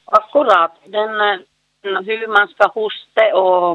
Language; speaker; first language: Swedish; non-native, learner; Finnish